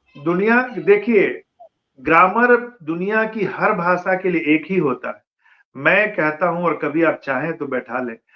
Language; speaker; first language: Hindi; non-native, local second language; Bhojpuri